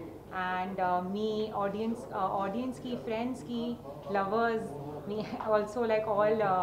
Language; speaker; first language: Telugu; non-native, learner; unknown